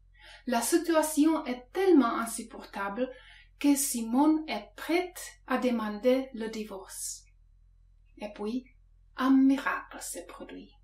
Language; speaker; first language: French; non-native, fluent; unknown